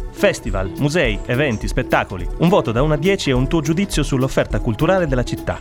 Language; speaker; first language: Italian; native; Italian